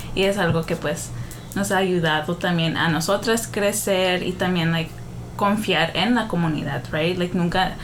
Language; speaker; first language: Spanish; early bilingual, heritage; Spanish